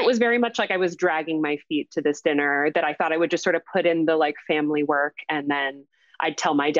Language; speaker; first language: English; native; English